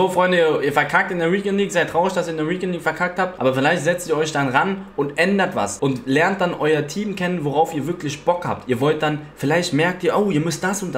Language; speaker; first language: German; native; German